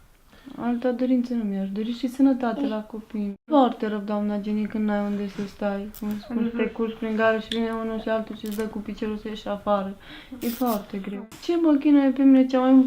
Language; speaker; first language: Romanian; native; Romanian